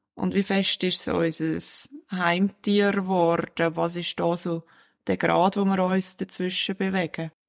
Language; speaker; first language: German; non-native, fluent; Danish